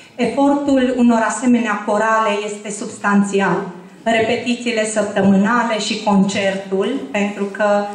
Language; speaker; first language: Romanian; native; Romanian